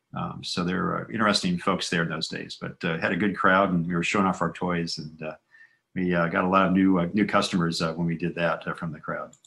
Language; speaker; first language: English; native; English